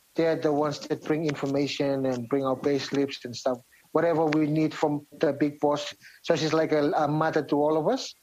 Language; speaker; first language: English; non-native, fluent; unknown